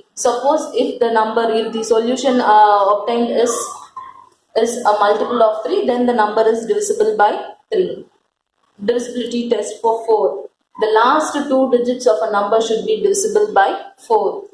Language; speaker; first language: English; non-native, local second language; Tamil